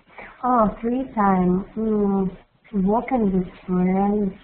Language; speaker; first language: English; non-native, learner; Russian